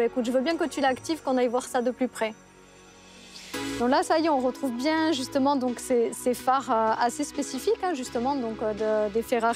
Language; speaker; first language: French; native; French